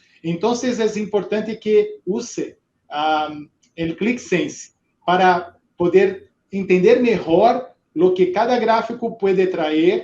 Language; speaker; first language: Spanish; non-native, fluent; Portuguese